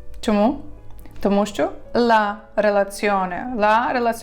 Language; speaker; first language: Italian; non-native, fluent; Ukrainian